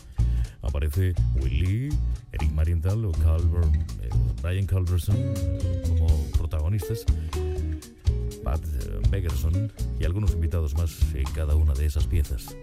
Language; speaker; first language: Spanish; native; Spanish